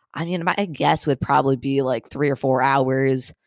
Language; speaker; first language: English; native; English